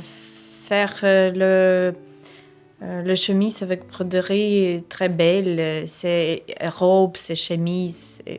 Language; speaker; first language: French; non-native, learner; Ukrainian